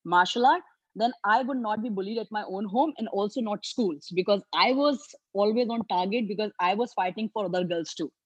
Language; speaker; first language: English; non-native, local second language; Hindi